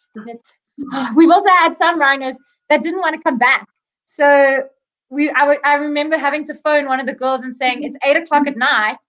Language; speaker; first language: English; native; English